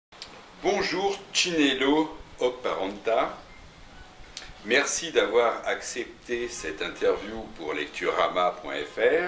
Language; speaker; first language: French; native; French